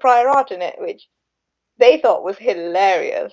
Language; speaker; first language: English; non-native, local second language; Sinhala